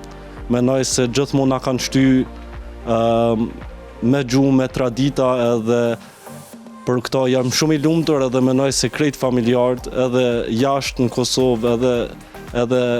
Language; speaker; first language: Albanian; early bilingual, heritage; Albanian